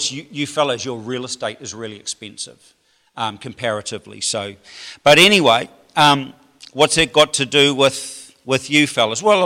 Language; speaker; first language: English; native; English